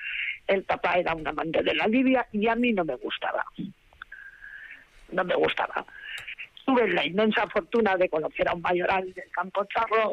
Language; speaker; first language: Spanish; native; Spanish